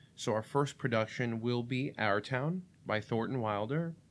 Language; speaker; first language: English; early bilingual, other home language; Russian